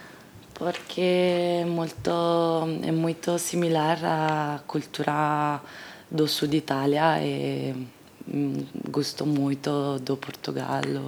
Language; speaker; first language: Portuguese; non-native, learner; Italian